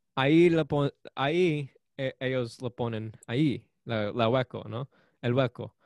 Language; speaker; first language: Spanish; early bilingual, heritage; Spanish